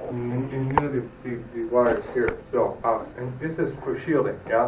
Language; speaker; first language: English; native; English